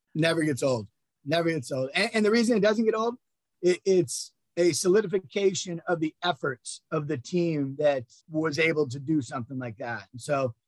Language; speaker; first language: English; native; English